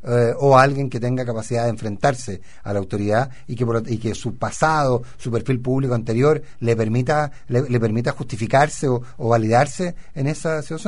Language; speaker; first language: Spanish; native; Spanish